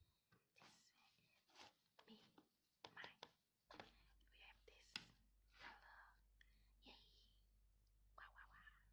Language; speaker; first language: English; non-native, learner; Vietnamese